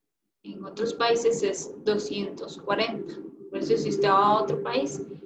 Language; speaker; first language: Spanish; native; Spanish